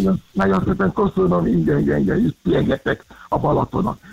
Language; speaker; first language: Hungarian; non-native, learner; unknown